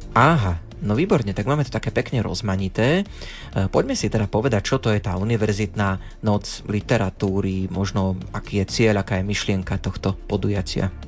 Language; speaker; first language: Slovak; native; Slovak